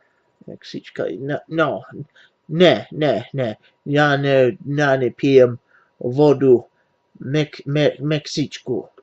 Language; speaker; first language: Russian; non-native, learner; English